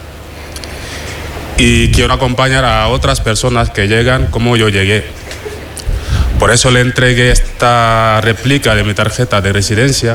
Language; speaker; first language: Spanish; non-native, fluent; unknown